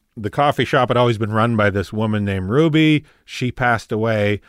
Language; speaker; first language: English; native; English